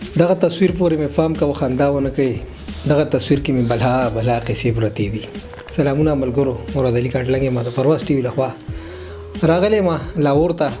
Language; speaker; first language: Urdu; non-native, local second language; Pashto